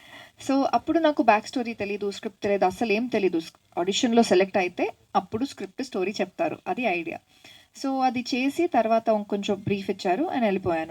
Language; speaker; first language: Telugu; non-native, fluent; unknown